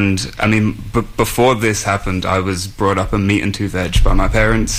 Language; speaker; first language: English; native; English